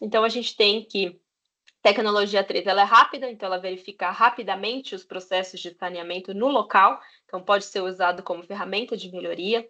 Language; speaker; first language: Portuguese; native; Portuguese